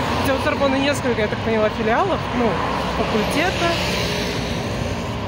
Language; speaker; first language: Russian; native; Russian